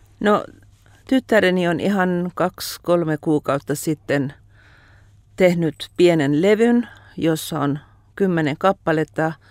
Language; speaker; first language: Finnish; non-native, fluent; Persian